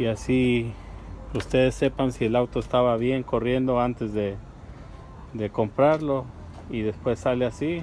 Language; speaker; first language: Spanish; native; Spanish